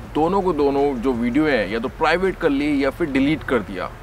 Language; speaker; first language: Hindi; native; Hindi